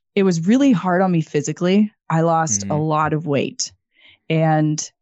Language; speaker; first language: English; native; English